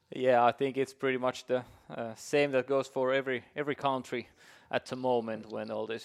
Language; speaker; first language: English; non-native, fluent; Finnish